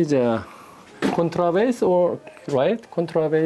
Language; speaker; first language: English; non-native, learner; Korean